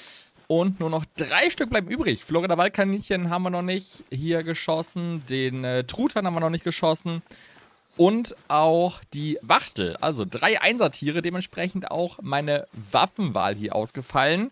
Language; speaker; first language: German; native; German